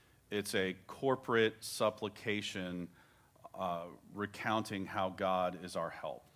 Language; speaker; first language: English; native; English